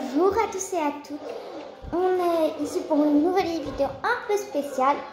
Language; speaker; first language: French; early bilingual, other home language; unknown